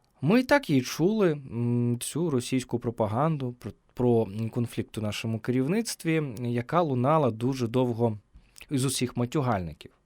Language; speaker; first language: Ukrainian; native; Ukrainian